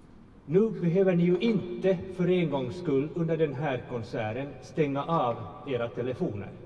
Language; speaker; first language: Swedish; native; Swedish